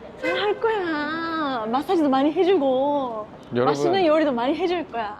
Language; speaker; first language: Korean; non-native, learner; Japanese